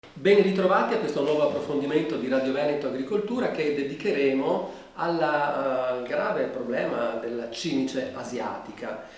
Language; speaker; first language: Italian; native; Italian